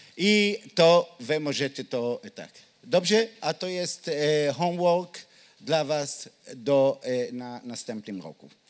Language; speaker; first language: Polish; non-native, learner; Hebrew